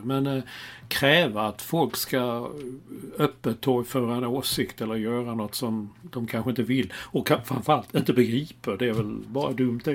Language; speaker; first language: Swedish; native; Swedish